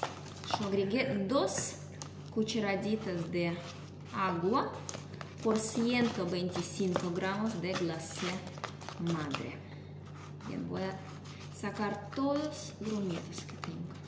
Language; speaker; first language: Spanish; non-native, fluent; Russian